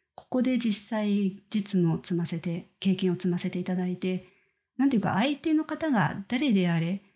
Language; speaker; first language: Japanese; native; Japanese